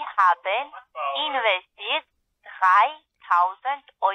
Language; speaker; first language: German; non-native, learner; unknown